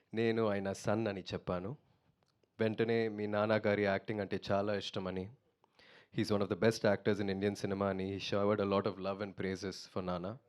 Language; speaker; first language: Telugu; non-native, learner; Tamil